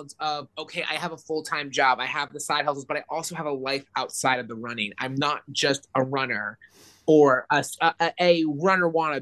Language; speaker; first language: English; native; English